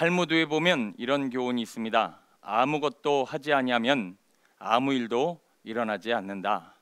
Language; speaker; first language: Korean; native; Korean